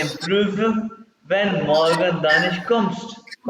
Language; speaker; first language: German; non-native, fluent; Urdu